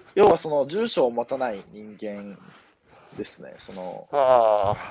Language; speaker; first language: Japanese; native; Japanese